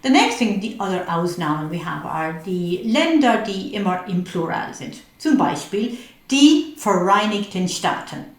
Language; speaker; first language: German; non-native, fluent; English